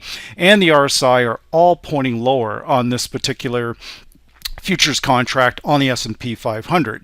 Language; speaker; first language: English; native; English